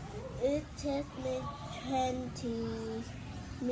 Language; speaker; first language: English; non-native, learner; Vietnamese